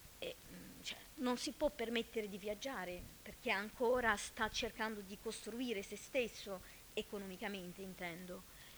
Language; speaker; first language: Italian; non-native, fluent; Arabic